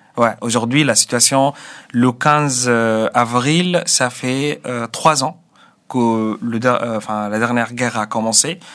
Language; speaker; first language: French; non-native, fluent; Arabic